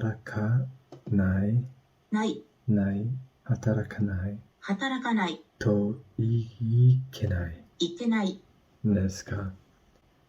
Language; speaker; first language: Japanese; non-native, learner; English